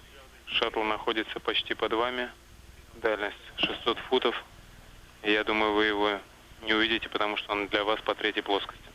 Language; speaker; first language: Russian; native; Russian